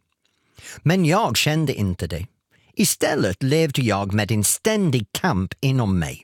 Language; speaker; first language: Swedish; non-native, fluent; English